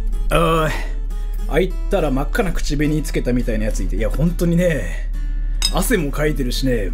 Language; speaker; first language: Japanese; early bilingual, heritage; Japanese